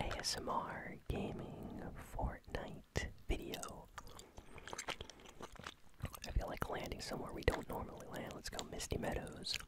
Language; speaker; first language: English; native; English